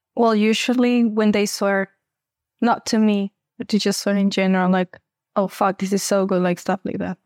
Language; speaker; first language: English; non-native, fluent; Spanish